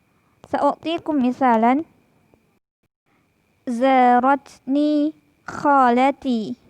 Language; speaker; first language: Arabic; non-native, fluent; Indonesian